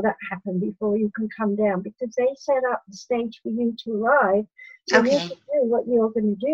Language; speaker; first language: English; native; English